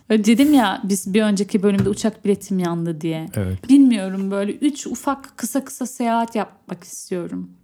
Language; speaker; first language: Turkish; early bilingual, other home language; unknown